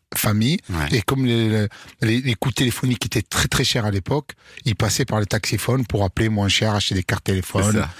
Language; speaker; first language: French; native; French